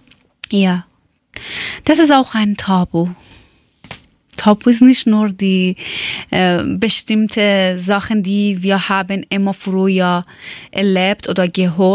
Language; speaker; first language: German; non-native, learner; Persian